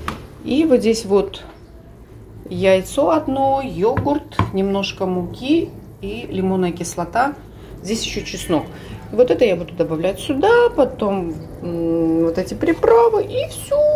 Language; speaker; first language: Russian; native; Russian